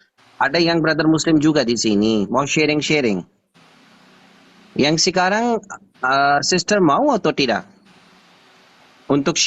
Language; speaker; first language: Indonesian; non-native, learner; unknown